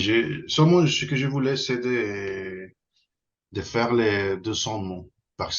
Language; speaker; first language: French; non-native, fluent; Spanish